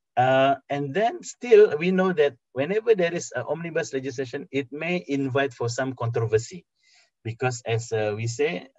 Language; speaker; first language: English; non-native, fluent; Indonesian